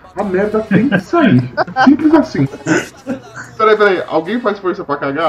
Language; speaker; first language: Portuguese; native; Portuguese